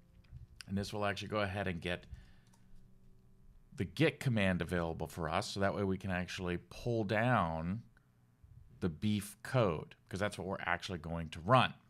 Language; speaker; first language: English; native; English